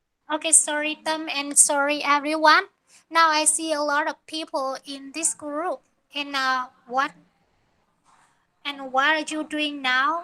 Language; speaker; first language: English; non-native, learner; Vietnamese